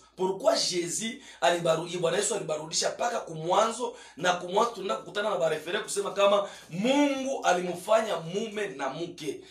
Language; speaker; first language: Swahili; native; Swahili